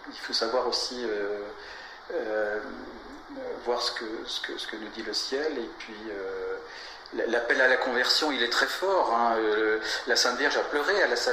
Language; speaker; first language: French; native; French